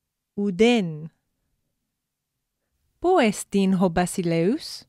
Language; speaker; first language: Greek; non-native, fluent; English